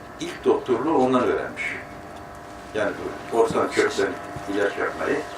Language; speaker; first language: Turkish; native; Turkish